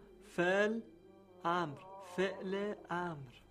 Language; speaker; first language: Persian; non-native, learner; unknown